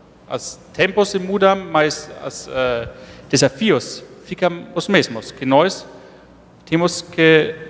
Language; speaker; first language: Portuguese; non-native, fluent; German